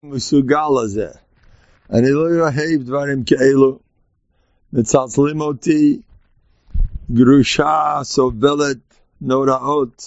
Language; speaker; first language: Hebrew; non-native, fluent; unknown